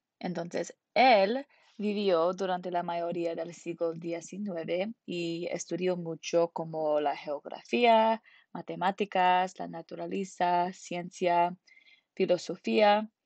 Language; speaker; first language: Spanish; non-native, learner; English